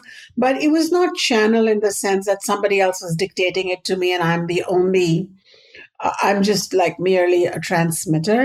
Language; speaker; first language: English; non-native, local second language; Hindi